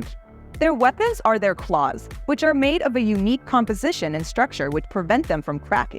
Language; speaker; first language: English; native; English